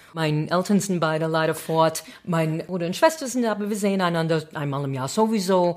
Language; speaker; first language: German; non-native, fluent; English